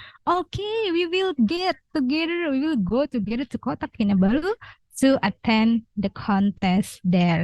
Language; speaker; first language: English; non-native, learner; Indonesian